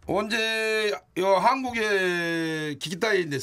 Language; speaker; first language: Korean; native; Korean